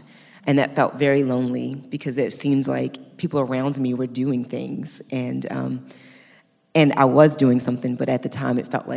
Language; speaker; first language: English; native; English